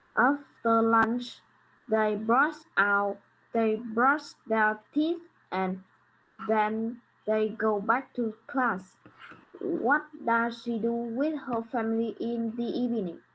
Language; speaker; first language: English; non-native, learner; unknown